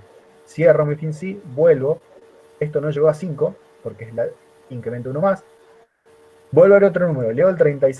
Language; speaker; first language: Spanish; native; Spanish